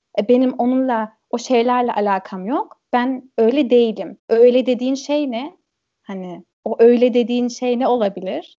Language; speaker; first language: Turkish; early bilingual, heritage; Turkish